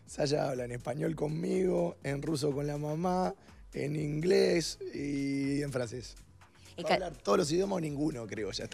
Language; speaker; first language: Spanish; native; Spanish